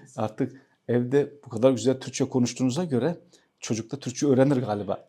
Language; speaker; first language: Turkish; native; Turkish